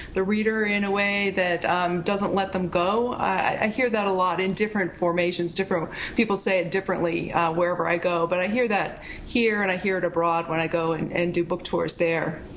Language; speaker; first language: English; native; English